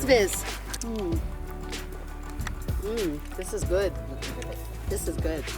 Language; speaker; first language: English; non-native, learner; Italian